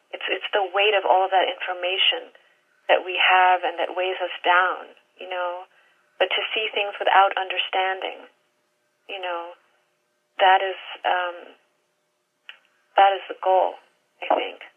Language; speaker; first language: English; native; English